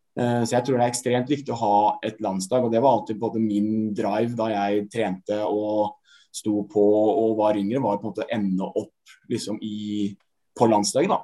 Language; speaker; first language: Norwegian; native; Norwegian